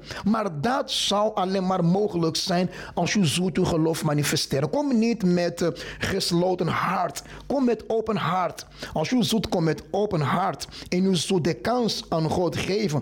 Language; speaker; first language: Dutch; non-native, fluent; Portuguese